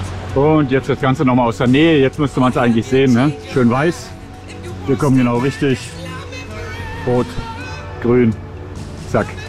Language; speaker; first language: German; native; German